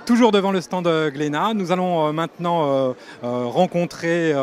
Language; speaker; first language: French; native; French